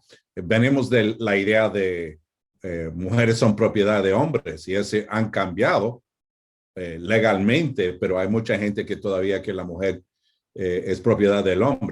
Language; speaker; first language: Spanish; non-native, fluent; English